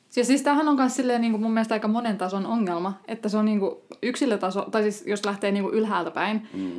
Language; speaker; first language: Finnish; early bilingual, other home language; Romanian